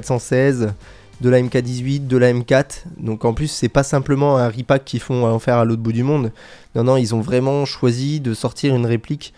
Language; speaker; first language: French; native; French